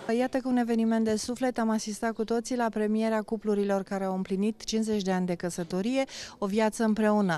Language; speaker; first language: Romanian; native; Romanian